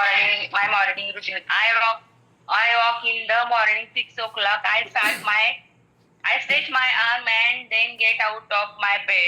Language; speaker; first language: English; non-native, learner; Marathi